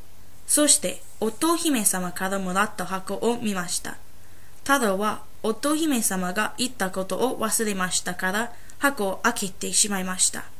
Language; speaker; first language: Japanese; non-native, learner; English